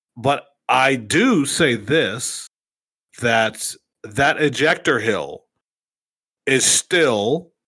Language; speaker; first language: English; native; English